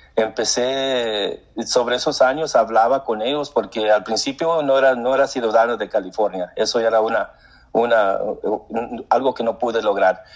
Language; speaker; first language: Spanish; early bilingual, heritage; Spanish